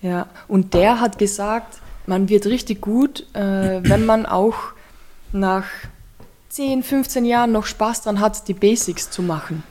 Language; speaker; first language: German; native; German